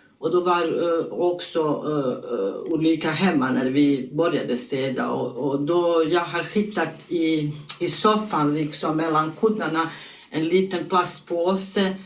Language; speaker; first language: Swedish; non-native, learner; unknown